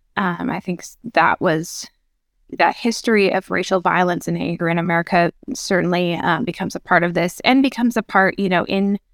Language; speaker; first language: English; native; English